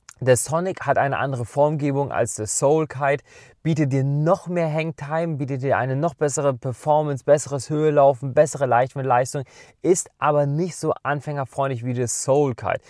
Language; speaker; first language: German; native; German